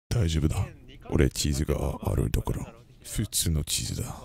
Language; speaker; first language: Japanese; non-native, learner; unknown